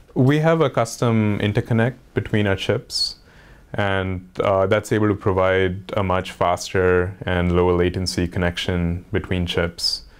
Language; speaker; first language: English; non-native, local second language; Hindi